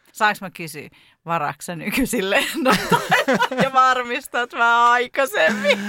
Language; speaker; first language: Finnish; native; Finnish